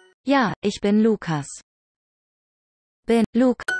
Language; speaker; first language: German; non-native, learner; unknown